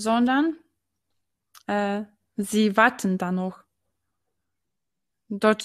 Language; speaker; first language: German; non-native, fluent; Polish